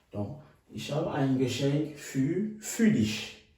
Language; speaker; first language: German; non-native, fluent; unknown